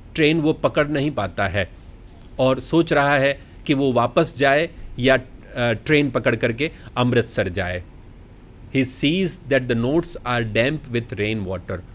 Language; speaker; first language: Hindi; non-native, local second language; Gujarati